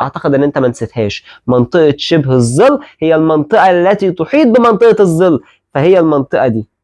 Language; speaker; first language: Arabic; native; Arabic